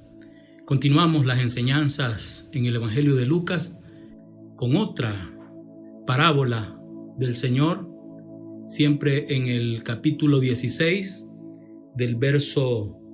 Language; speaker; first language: Spanish; native; Spanish